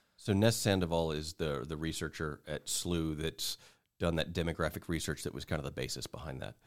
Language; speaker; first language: English; native; English